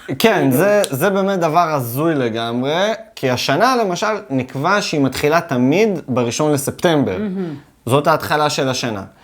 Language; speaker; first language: Hebrew; native; Hebrew